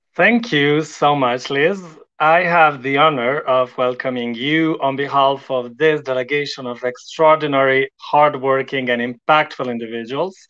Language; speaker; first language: English; non-native, fluent; Albanian